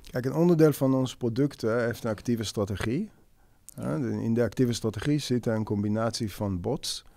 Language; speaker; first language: Dutch; non-native, fluent; Hebrew